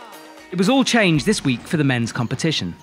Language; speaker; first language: English; native; English